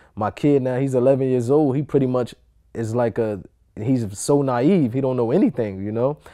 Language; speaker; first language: English; native; English